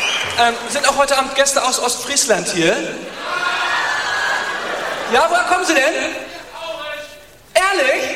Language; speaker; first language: German; native; German